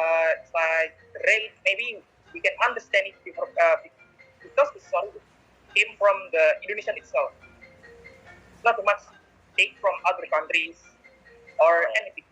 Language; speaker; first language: English; non-native, learner; Indonesian